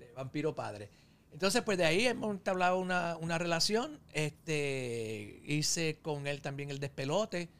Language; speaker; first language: Spanish; early bilingual, heritage; Spanish